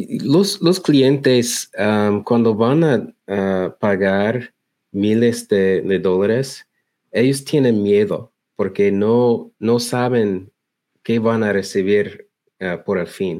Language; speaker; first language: Spanish; non-native, learner; English